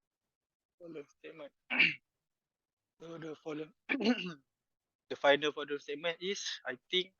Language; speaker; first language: English; non-native, fluent; Malay